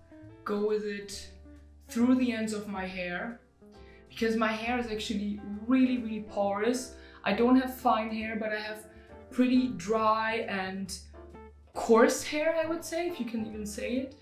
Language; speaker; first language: English; non-native, fluent; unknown